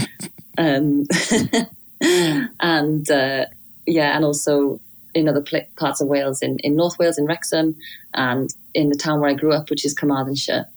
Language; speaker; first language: English; native; English